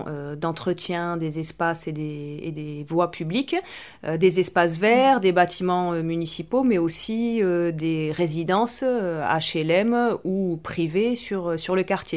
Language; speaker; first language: French; native; French